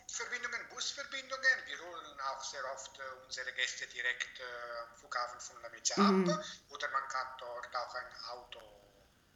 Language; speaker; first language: German; non-native, fluent; Italian